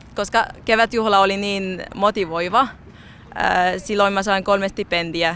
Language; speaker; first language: Finnish; non-native, fluent; Arabic